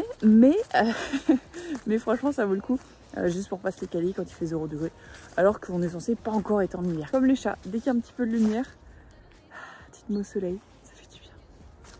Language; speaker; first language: French; native; French